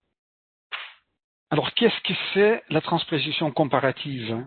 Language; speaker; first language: French; non-native, fluent; Dutch